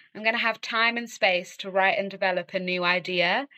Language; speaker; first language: English; native; English